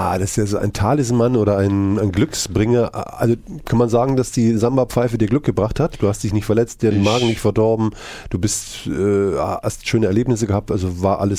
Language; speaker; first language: German; native; German